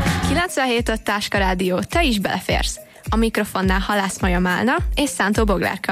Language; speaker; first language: Hungarian; native; Hungarian